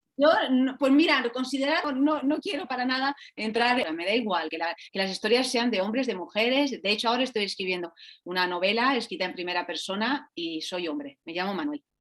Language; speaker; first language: Spanish; native; Spanish